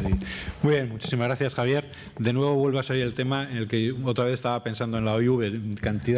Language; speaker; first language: Spanish; native; Spanish